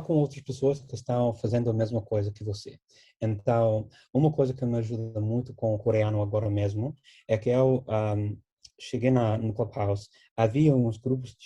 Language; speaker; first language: Portuguese; non-native, fluent; English